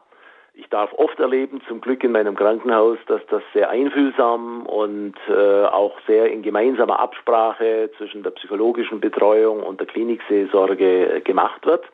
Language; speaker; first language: German; native; German